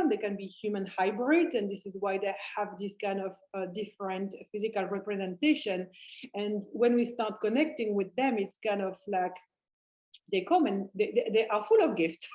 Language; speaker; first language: English; non-native, fluent; French